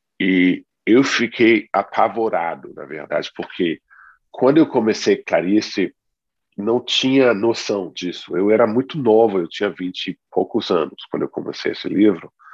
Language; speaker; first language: Portuguese; non-native, fluent; English